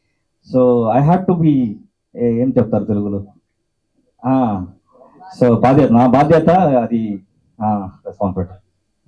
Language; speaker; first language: Telugu; non-native, learner; Kannada